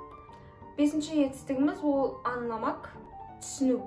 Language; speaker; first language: Turkish; non-native, fluent; Kazakh